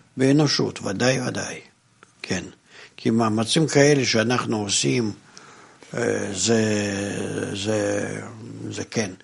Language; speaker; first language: Hebrew; non-native, fluent; Russian